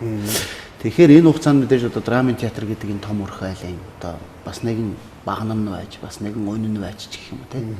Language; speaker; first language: Mongolian; native; Mongolian